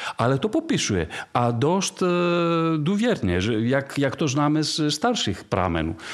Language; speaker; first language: Czech; non-native, fluent; Greek